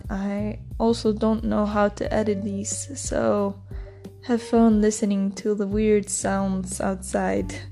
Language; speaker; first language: English; non-native, fluent; Icelandic